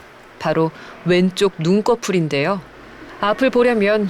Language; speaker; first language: Korean; native; Korean